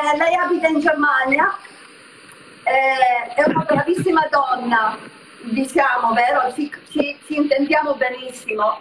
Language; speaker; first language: Italian; early bilingual, heritage; Italian